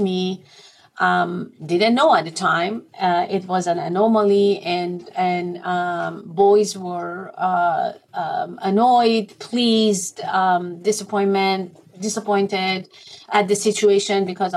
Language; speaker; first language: English; non-native, fluent; Persian